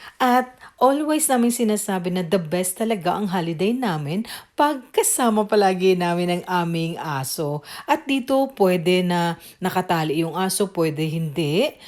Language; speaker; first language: Filipino; native; Filipino